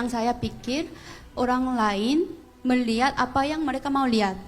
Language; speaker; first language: Indonesian; non-native, fluent; Korean